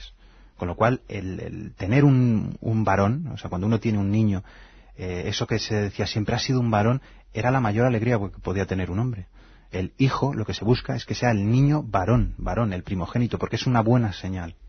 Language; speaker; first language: Spanish; native; Spanish